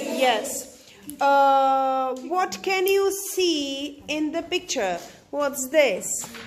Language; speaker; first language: English; non-native, fluent; Czech